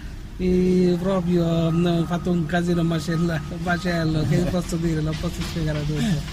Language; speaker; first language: Italian; non-native, learner; Bangla